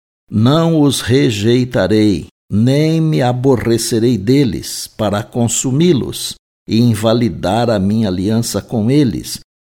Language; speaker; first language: Portuguese; native; Portuguese